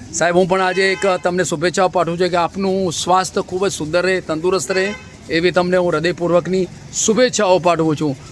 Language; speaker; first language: Gujarati; native; Gujarati